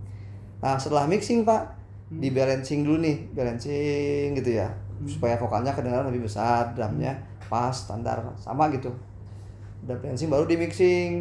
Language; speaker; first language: Indonesian; native; Indonesian